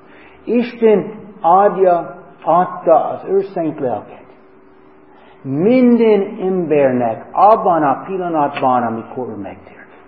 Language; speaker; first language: Hungarian; non-native, fluent; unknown